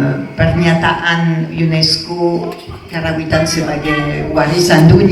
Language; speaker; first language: Indonesian; non-native, fluent; French